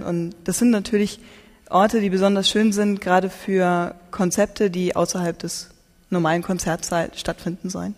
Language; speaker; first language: German; native; German